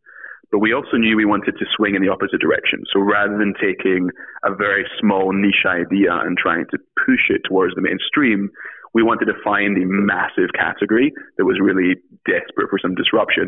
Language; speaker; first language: English; native; English